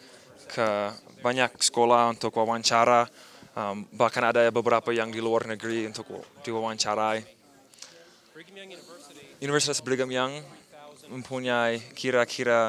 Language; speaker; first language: Indonesian; non-native, fluent; English